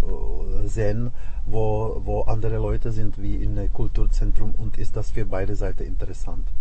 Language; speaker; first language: German; non-native, fluent; Czech